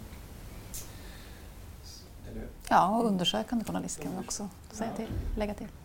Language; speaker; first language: Swedish; non-native, fluent; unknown